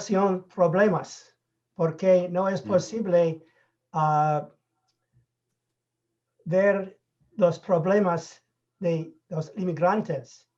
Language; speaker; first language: Spanish; non-native, learner; English